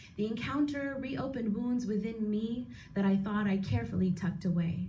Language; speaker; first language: English; native; English